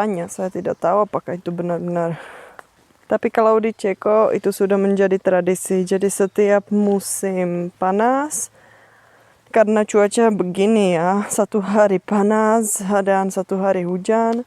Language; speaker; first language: Indonesian; non-native, fluent; Czech